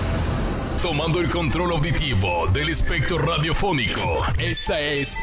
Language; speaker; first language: Spanish; native; Spanish